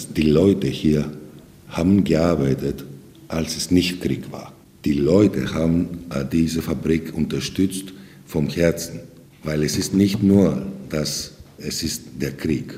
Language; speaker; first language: German; non-native, fluent; Greek